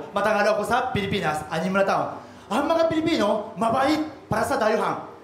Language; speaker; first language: Filipino; non-native, learner; Japanese